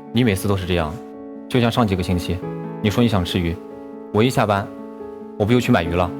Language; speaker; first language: Chinese; native; Chinese